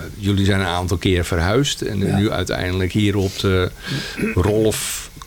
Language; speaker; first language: Dutch; native; Dutch